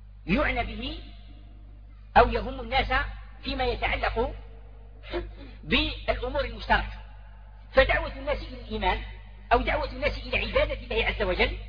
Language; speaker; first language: Arabic; native; Arabic